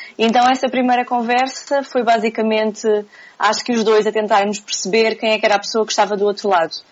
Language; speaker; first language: Portuguese; native; Portuguese